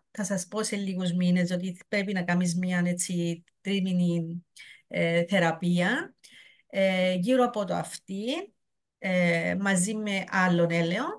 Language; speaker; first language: Greek; native; Greek